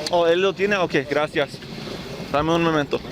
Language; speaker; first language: Spanish; early bilingual, heritage; English